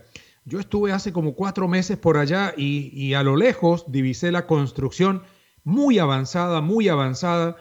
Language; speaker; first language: Spanish; native; Spanish